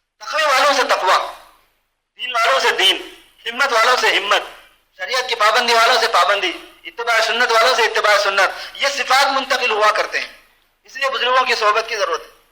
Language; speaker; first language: Urdu; native; Urdu